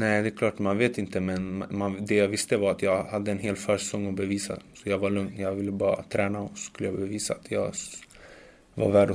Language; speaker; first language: Swedish; early bilingual, other home language; Macedonian